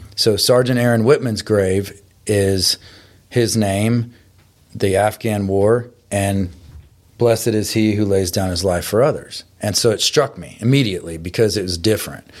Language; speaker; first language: English; native; English